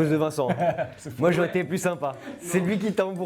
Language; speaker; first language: French; native; French